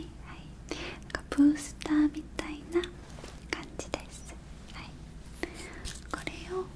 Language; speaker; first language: Japanese; non-native, learner; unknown